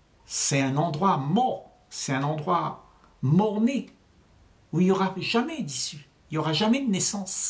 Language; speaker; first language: French; native; French